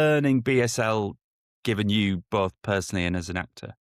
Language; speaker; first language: English; native; English